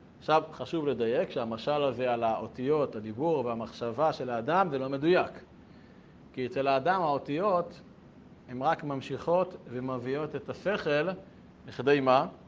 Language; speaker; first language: Hebrew; native; Hebrew